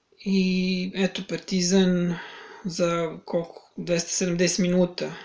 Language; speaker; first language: Serbian; native; Serbian